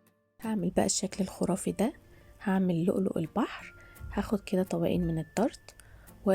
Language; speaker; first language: Arabic; native; Arabic